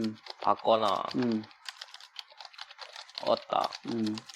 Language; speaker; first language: Korean; non-native, learner; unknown